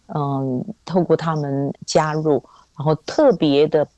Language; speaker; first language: Chinese; non-native, local second language; Hakka Chinese